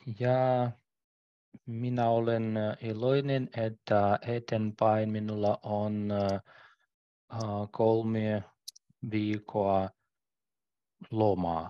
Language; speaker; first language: Finnish; non-native, learner; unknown